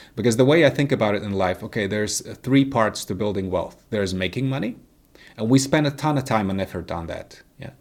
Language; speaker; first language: English; non-native, fluent; Latvian